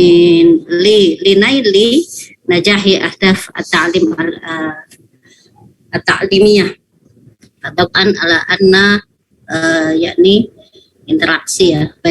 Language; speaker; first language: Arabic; non-native, fluent; Indonesian